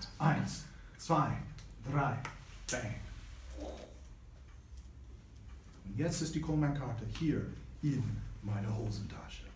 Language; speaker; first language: German; non-native, fluent; English